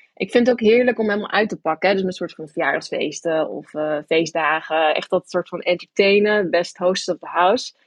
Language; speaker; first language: Dutch; early bilingual, other home language; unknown